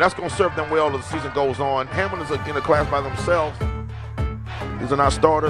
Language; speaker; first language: English; native; English